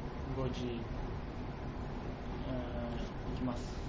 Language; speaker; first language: Japanese; non-native, learner; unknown